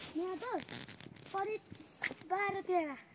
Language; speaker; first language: Hindi; non-native, learner; Nepali